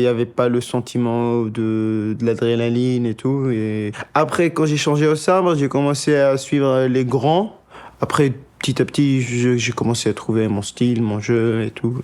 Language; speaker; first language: French; non-native, local second language; Arabic